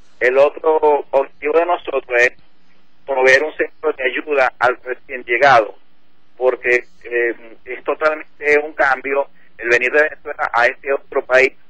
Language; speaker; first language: Spanish; native; Spanish